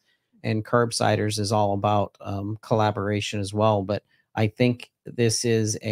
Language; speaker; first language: English; native; English